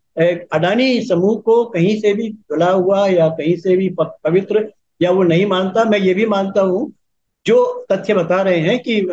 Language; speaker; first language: Hindi; native; Hindi